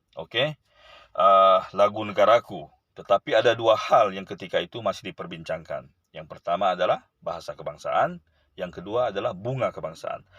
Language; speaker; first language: Malay; native; Malay